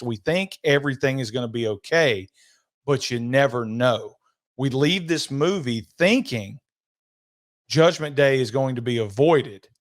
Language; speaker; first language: English; native; English